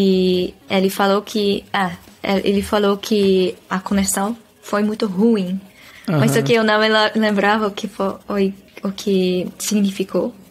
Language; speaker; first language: Portuguese; non-native, fluent; Dutch